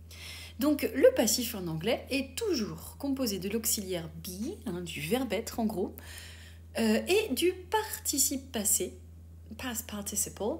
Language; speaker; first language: French; native; French